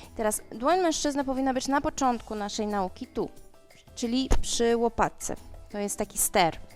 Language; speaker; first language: Polish; non-native, fluent; Spanish